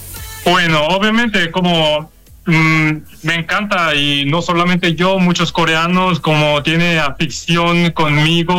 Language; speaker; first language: Spanish; non-native, fluent; Korean